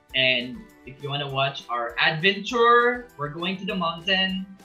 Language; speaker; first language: English; non-native, local second language; Filipino